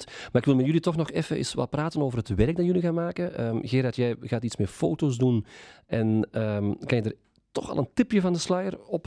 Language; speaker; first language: Dutch; native; Dutch